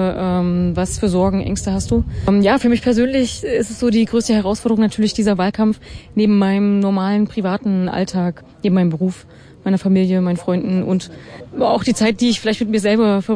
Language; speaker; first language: German; native; German